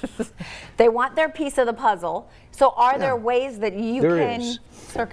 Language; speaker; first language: English; native; English